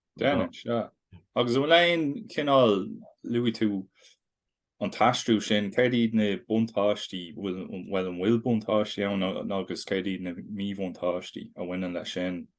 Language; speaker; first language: Irish; non-native, local second language; English